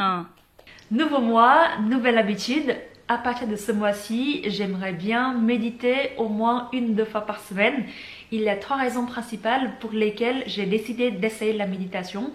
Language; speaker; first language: French; non-native, fluent; Vietnamese